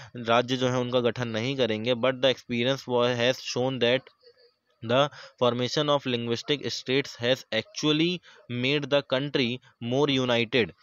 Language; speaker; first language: Hindi; native; Hindi